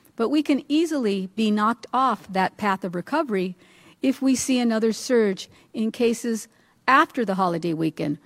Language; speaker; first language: English; early bilingual, other home language; Spanish